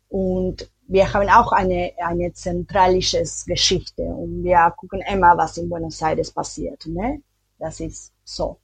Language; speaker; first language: German; non-native, learner; Spanish